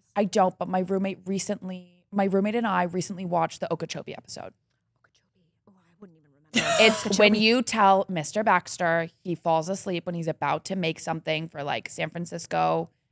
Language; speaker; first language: English; native; English